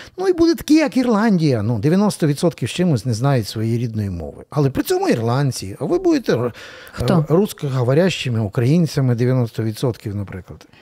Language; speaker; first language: Ukrainian; native; Ukrainian